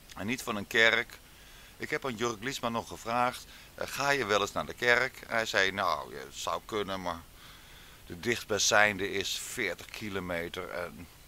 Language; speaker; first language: Dutch; native; Dutch